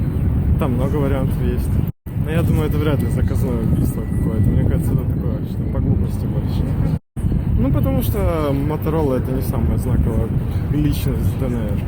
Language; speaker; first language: Russian; native; Russian